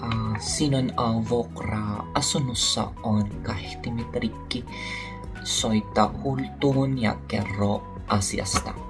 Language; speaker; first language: Finnish; non-native, learner; Filipino